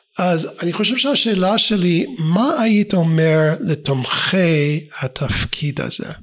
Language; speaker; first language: Hebrew; non-native, fluent; English